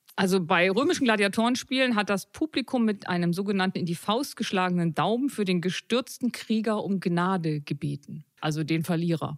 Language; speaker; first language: German; native; German